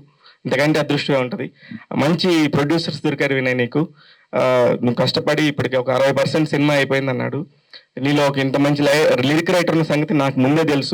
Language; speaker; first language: Telugu; native; Telugu